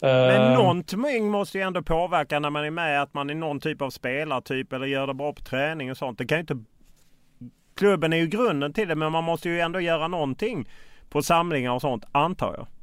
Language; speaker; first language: Swedish; native; Swedish